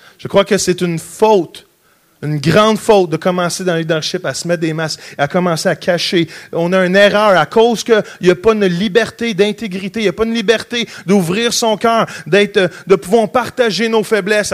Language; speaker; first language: French; native; French